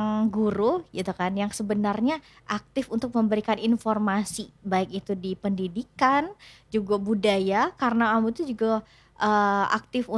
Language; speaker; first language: Indonesian; native; Indonesian